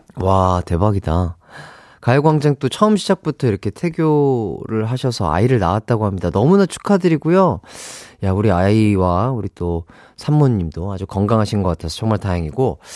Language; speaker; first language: Korean; native; Korean